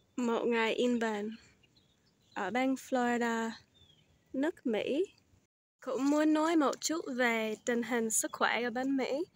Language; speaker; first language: Vietnamese; early bilingual, heritage; Vietnamese